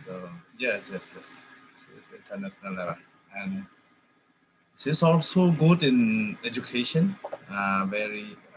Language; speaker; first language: English; non-native, learner; Tedim Chin